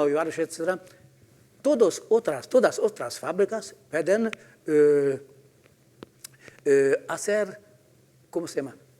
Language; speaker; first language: Spanish; non-native, fluent; Hungarian